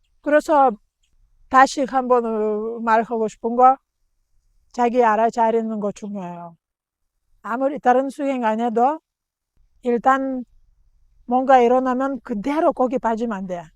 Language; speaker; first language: Korean; non-native, learner; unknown